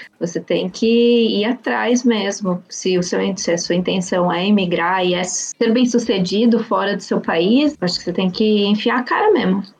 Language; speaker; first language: Portuguese; native; Portuguese